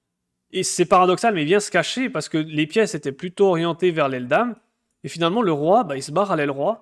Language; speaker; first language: French; native; French